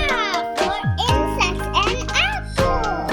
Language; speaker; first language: English; non-native, learner; Indonesian